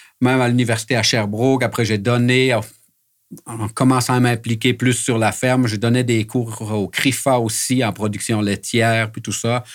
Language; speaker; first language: French; native; French